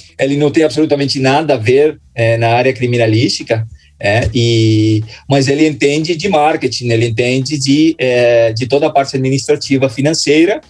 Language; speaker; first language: Portuguese; non-native, fluent; Spanish